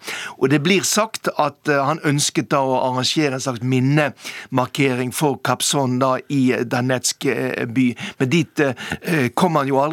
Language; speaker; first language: Norwegian; native; Norwegian